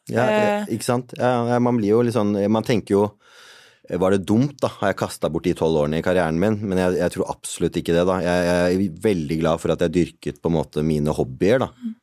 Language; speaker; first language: Norwegian; early bilingual, other home language; Punjabi